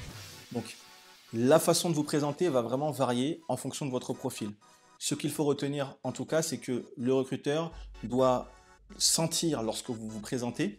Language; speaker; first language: French; native; French